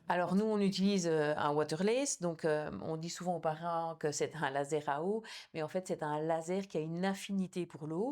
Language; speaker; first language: French; native; French